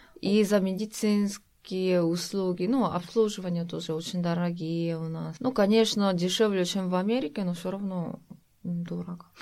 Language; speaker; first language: Russian; non-native, fluent; Korean